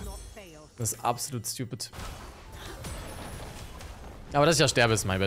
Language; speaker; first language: German; native; German